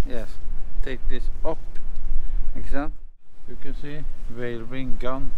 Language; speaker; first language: English; non-native, learner; Norwegian